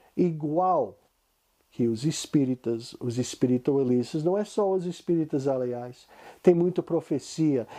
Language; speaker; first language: Portuguese; non-native, fluent; English